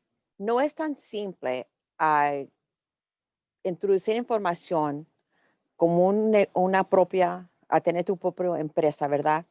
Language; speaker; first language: Spanish; early bilingual, heritage; English